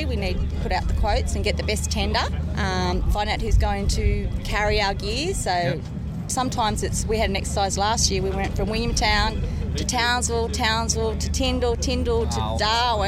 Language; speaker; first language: English; native; English